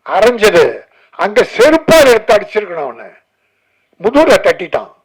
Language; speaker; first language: Tamil; native; Tamil